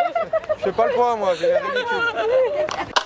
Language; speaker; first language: French; native; French